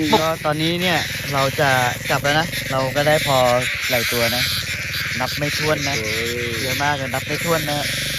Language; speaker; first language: Thai; non-native, local second language; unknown